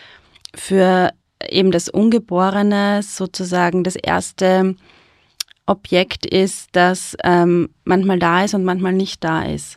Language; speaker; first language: German; native; German